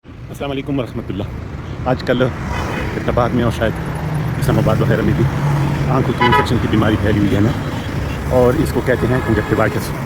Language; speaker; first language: Urdu; non-native, local second language; Pashto